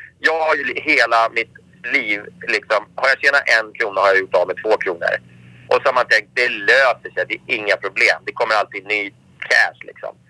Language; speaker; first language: Swedish; native; Swedish